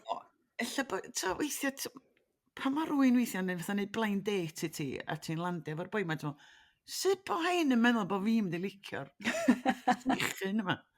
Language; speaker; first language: Welsh; native; Welsh